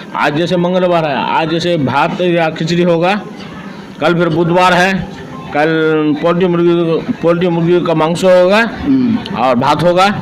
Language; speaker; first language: Hindi; non-native, local second language; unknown